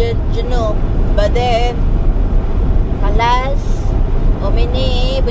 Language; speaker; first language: Arabic; non-native, learner; Filipino